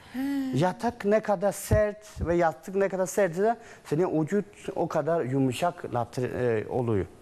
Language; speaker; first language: Turkish; non-native, learner; Chinese